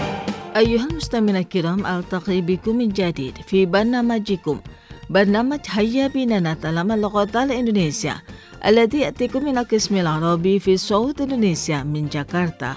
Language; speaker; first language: Arabic; non-native, fluent; Indonesian